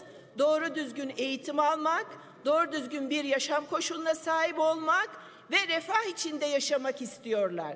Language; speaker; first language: Turkish; native; Turkish